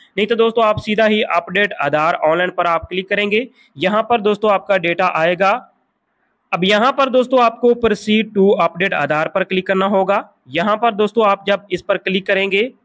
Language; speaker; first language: Hindi; non-native, local second language; Punjabi